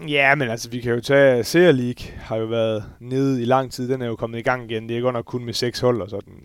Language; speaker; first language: Danish; native; Danish